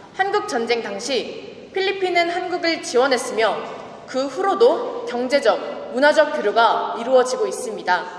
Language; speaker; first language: Korean; non-native, fluent; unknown